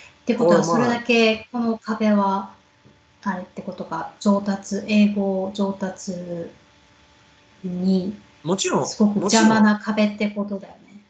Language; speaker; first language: Japanese; native; Japanese